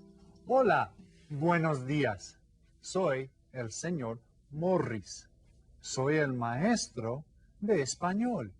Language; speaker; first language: Spanish; non-native, fluent; English